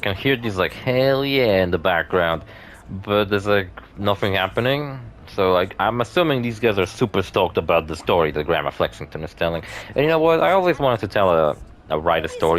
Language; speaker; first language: English; non-native, fluent; Polish